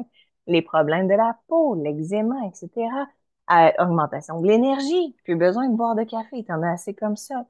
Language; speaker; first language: French; native; French